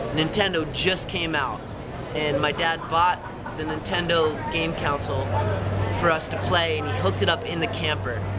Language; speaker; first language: English; native; English